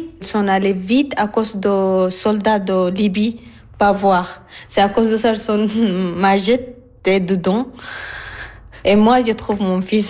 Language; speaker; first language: French; non-native, learner; Arabic